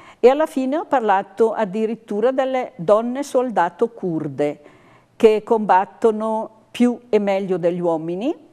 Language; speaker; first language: Italian; native; Italian